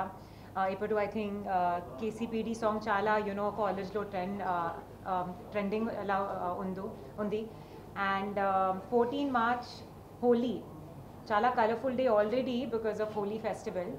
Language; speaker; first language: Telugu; non-native, learner; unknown